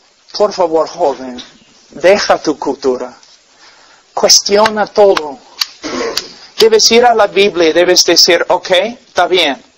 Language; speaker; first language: Spanish; non-native, fluent; English